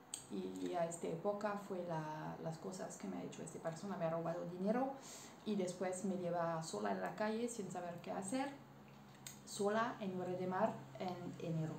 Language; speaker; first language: Spanish; non-native, learner; French